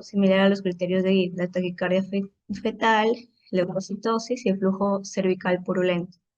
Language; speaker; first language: Spanish; native; Spanish